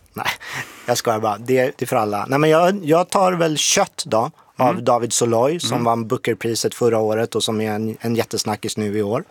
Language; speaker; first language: Swedish; native; Swedish